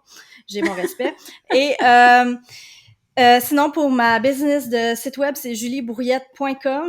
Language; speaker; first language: French; native; French